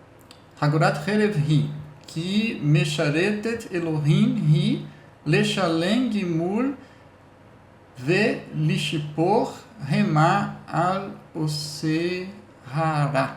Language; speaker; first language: Hebrew; non-native, learner; Portuguese